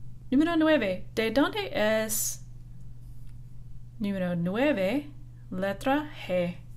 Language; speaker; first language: Spanish; non-native, fluent; English